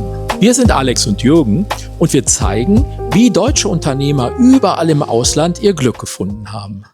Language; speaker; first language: German; native; German